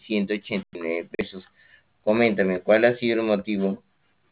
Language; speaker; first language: Spanish; native; Spanish